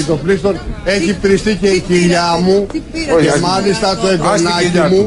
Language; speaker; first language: Greek; native; Greek